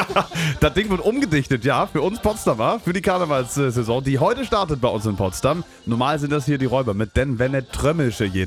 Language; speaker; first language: German; native; German